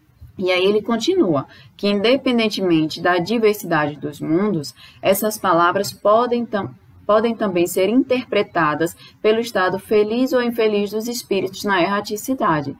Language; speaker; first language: Portuguese; native; Portuguese